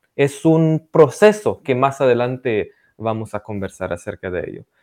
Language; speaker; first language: Spanish; non-native, fluent; Romanian